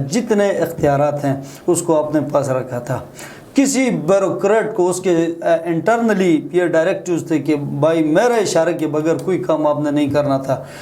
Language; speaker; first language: Urdu; non-native, local second language; Shina